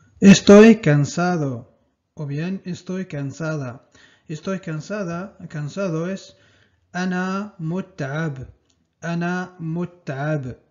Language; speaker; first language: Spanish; non-native, fluent; Arabic